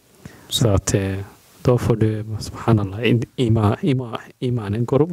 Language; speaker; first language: Swedish; non-native, learner; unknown